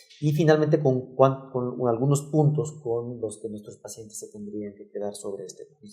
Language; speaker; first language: Spanish; native; Spanish